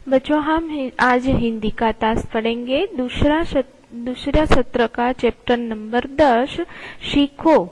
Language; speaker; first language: Hindi; non-native, local second language; Gujarati